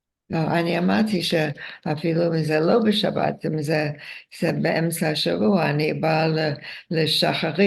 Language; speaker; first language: Hebrew; non-native, fluent; Yiddish